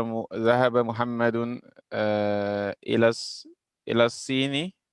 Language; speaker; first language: Arabic; non-native, learner; English